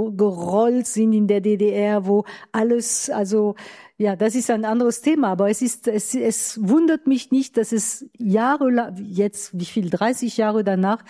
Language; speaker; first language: German; non-native, fluent; French